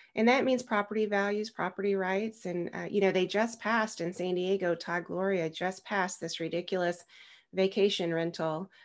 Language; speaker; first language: English; native; English